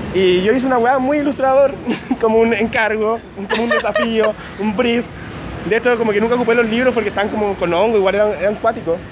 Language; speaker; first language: Spanish; native; Spanish